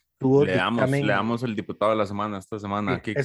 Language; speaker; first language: Spanish; native; Spanish